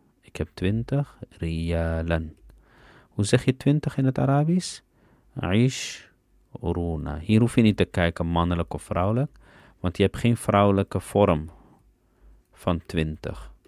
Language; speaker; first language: Dutch; early bilingual, other home language; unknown